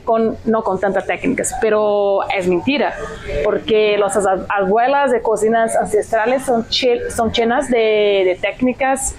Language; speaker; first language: Spanish; non-native, fluent; Portuguese